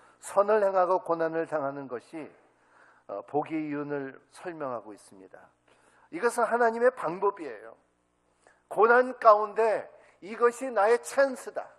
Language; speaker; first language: Korean; native; Korean